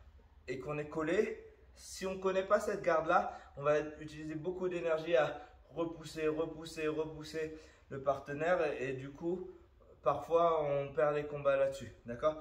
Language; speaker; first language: French; native; French